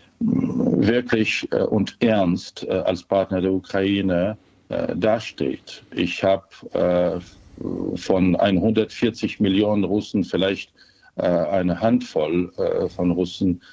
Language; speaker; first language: German; non-native, fluent; Ukrainian